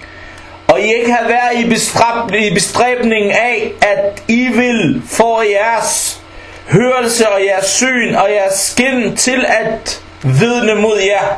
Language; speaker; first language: Danish; non-native, fluent; Arabic